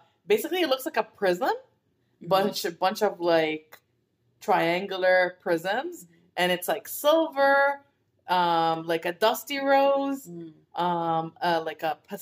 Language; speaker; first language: English; non-native, fluent; Arabic